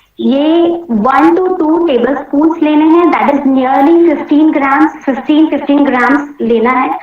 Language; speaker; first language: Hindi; non-native, local second language; Marathi